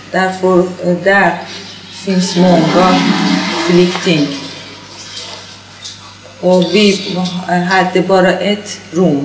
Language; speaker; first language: Swedish; non-native, learner; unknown